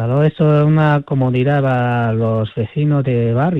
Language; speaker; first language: Spanish; non-native, fluent; Chinese